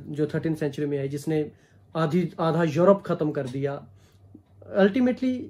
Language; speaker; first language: Hindi; non-native, local second language; Punjabi